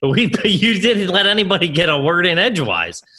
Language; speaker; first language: English; native; English